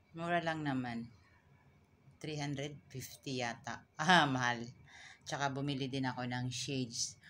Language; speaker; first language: Filipino; non-native, local second language; Surigaonon